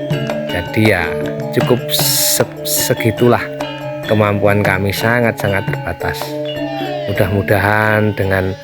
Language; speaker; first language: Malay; non-native, local second language; Javanese